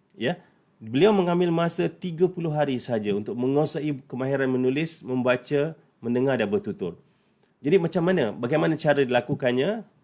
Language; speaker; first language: Malay; native; Malay